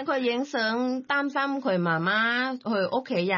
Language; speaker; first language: Cantonese; non-native, learner; Thai